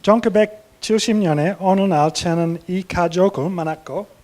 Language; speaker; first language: Korean; non-native, learner; English